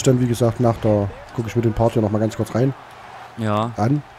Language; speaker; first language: German; native; German